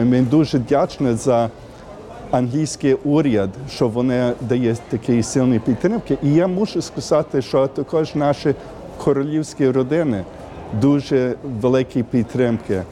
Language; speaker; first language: Ukrainian; early bilingual, heritage; Ukrainian